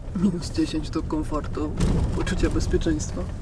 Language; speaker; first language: Polish; native; Polish